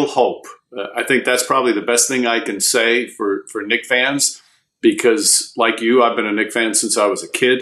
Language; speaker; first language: English; native; English